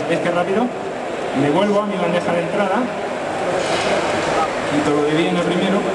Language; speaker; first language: Spanish; native; Spanish